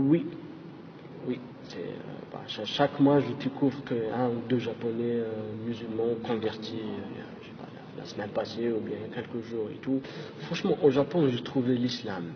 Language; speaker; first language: French; non-native, local second language; Arabic